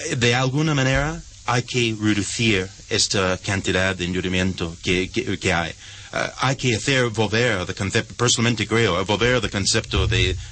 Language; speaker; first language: Spanish; non-native, fluent; English